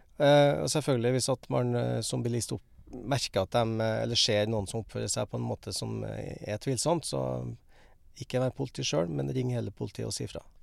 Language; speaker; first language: Norwegian; native; Norwegian